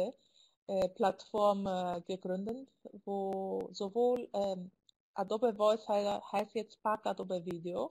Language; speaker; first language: German; non-native, fluent; Greek